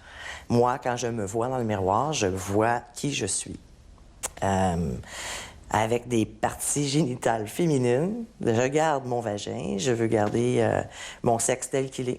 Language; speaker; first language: French; native; French